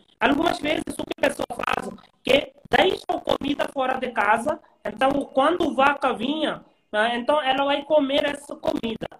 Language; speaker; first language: Portuguese; non-native, learner; Hindi